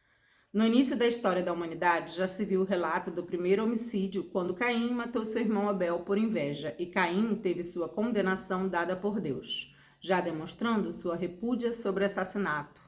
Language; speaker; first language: Portuguese; native; Portuguese